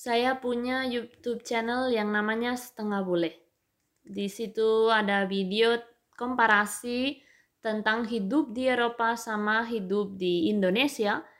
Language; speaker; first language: Indonesian; non-native, fluent; Spanish